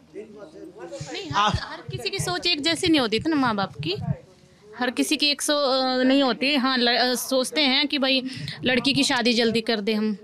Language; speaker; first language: Hindi; native; Hindi